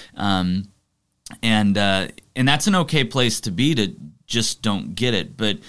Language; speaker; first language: English; native; English